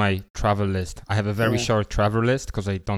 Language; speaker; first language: English; non-native, fluent; Polish